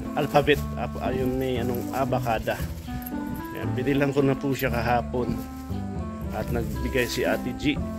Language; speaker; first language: Filipino; non-native, local second language; Bikol